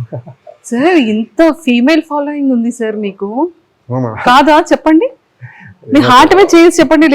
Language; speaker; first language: Telugu; native; Telugu